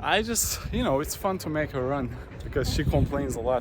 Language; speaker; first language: English; non-native, fluent; Turkish